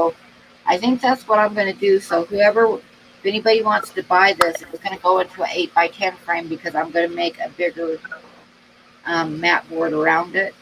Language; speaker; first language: English; native; English